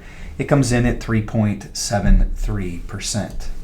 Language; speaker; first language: English; native; English